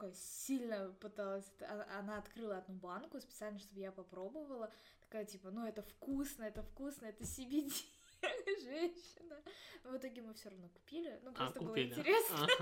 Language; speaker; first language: Russian; native; Russian